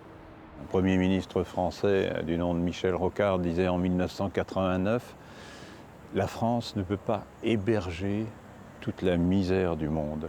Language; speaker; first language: French; native; French